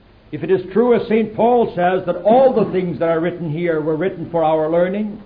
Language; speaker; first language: English; native; English